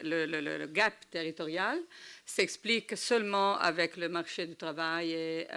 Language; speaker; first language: French; non-native, learner; Italian